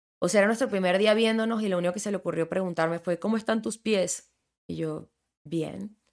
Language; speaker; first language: Spanish; native; Spanish